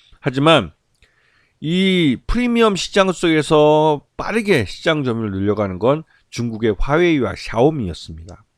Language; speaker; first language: Korean; native; Korean